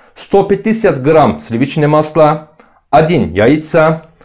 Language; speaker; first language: Russian; non-native, learner; Turkish